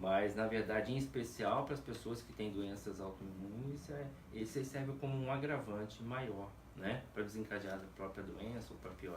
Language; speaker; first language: Portuguese; native; Portuguese